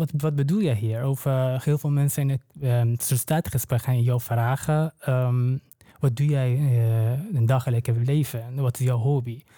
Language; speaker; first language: Dutch; non-native, learner; Persian